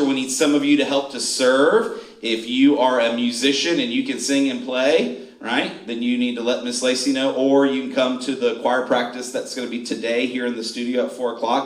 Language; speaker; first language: English; native; English